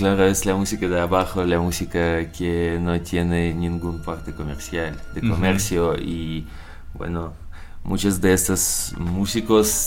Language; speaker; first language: Spanish; non-native, learner; Russian